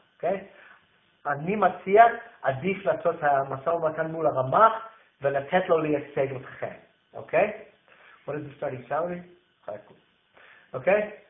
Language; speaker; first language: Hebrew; non-native, fluent; English